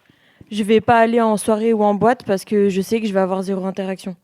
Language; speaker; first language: French; native; French